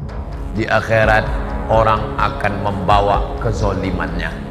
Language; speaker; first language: Indonesian; native; Indonesian